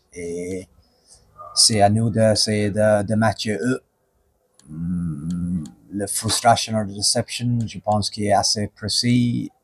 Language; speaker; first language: French; non-native, fluent; English